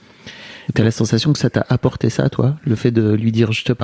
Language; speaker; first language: French; native; French